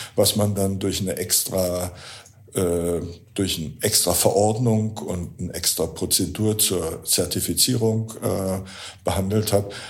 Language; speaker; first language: German; native; German